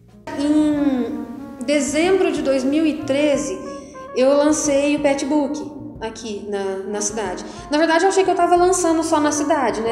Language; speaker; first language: Portuguese; native; Portuguese